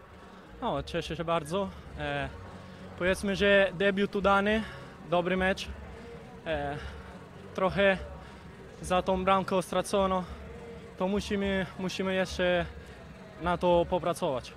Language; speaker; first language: Polish; early bilingual, heritage; Polish